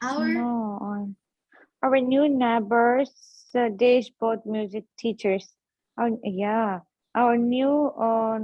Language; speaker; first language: English; non-native, learner; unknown